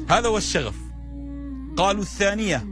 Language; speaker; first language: Arabic; native; Arabic